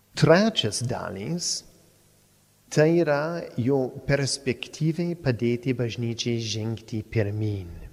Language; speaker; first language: Lithuanian; non-native, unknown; English